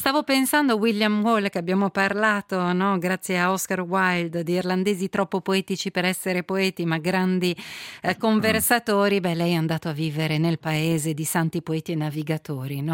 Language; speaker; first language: Italian; native; Italian